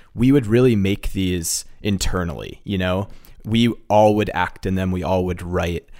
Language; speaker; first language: English; native; English